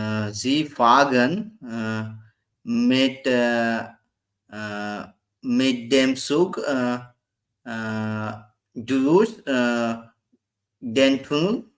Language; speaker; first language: German; non-native, learner; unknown